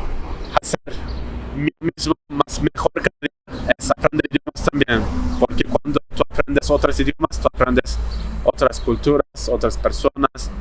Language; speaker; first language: Spanish; non-native, learner; Turkish